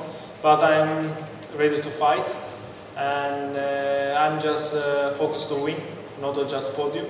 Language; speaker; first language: English; non-native, learner; Turkish